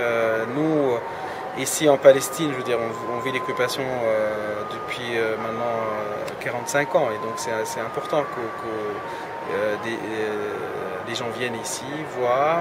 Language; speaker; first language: French; non-native, fluent; Arabic